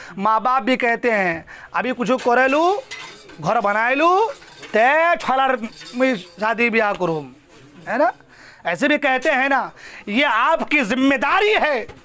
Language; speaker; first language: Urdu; non-native, local second language; Assamese